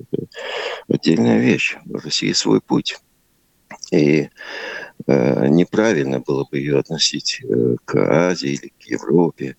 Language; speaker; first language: Russian; native; Russian